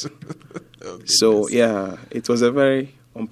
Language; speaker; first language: English; non-native, local second language; Ga